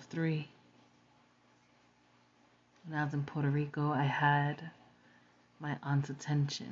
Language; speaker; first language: English; native; English